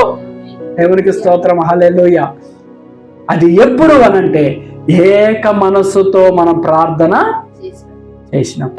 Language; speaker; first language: Telugu; native; Telugu